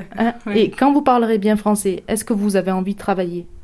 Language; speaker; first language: French; native; French